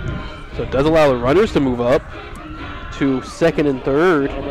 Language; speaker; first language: English; native; English